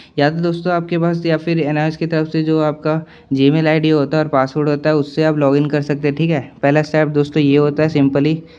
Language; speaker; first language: Hindi; native; Hindi